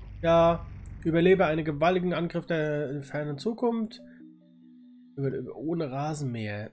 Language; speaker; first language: German; native; German